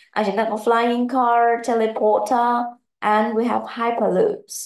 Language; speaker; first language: English; non-native, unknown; Vietnamese